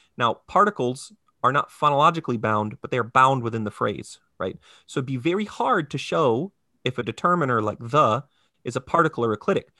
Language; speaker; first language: English; native; English